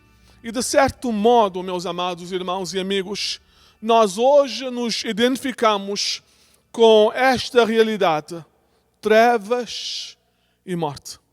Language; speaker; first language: Portuguese; native; Portuguese